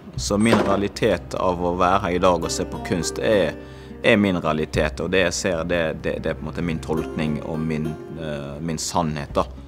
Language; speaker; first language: Norwegian; non-native, fluent; Swahili